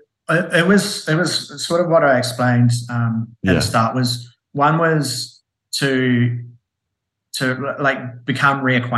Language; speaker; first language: English; native; English